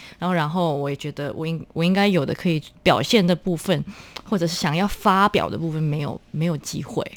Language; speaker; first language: Chinese; native; Chinese